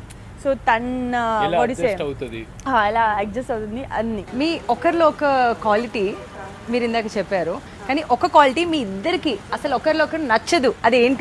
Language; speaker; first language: Telugu; non-native, local second language; Gujarati